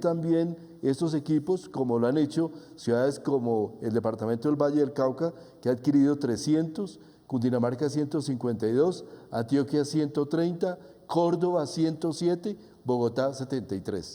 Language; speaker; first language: Spanish; native; Spanish